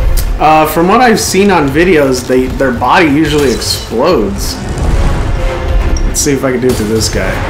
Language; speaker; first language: English; native; English